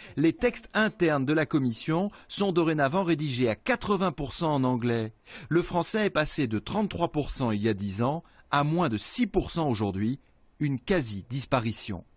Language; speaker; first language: French; native; French